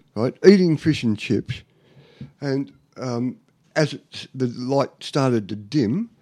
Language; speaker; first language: English; native; English